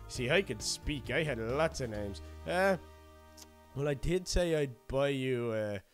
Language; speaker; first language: English; native; English